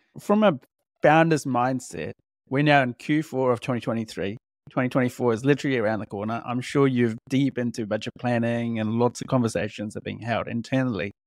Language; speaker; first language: English; native; English